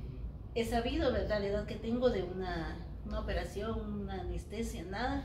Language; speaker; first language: Spanish; native; Spanish